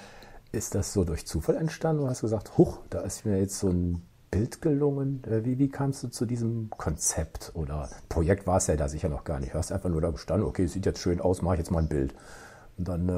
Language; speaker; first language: German; native; German